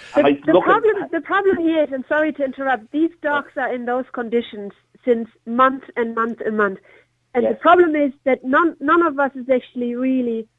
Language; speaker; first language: English; non-native, fluent; German